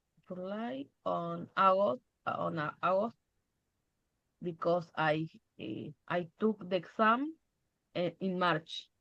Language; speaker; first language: English; non-native, learner; Spanish